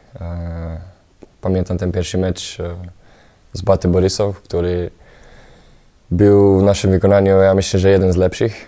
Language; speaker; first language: Polish; non-native, fluent; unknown